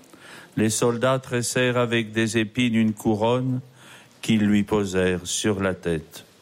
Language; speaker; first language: French; native; French